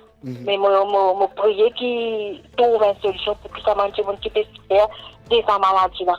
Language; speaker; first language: French; non-native, local second language; Morisyen